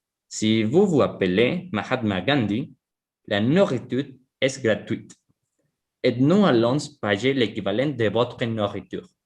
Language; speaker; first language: French; non-native, learner; Spanish